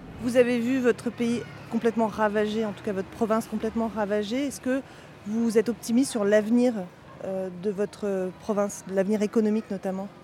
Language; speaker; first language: French; native; French